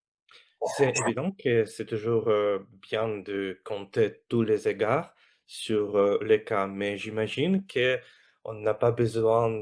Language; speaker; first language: French; non-native, fluent; Russian